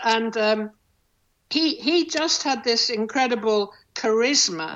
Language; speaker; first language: English; native; English